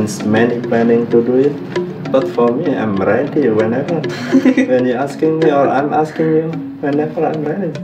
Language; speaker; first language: English; non-native, learner; Indonesian